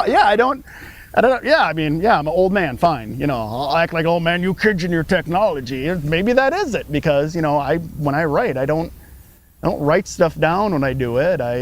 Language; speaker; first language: English; native; English